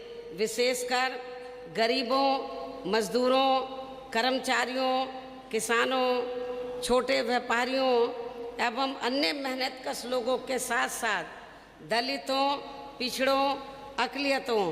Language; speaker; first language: Hindi; native; Hindi